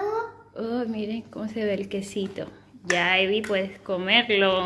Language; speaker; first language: Spanish; native; Spanish